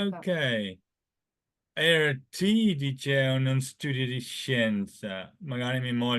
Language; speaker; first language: Italian; non-native, fluent; English